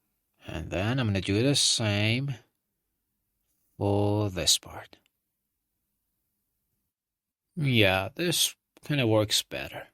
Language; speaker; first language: English; non-native, fluent; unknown